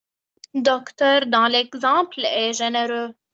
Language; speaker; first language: French; non-native, learner; Arabic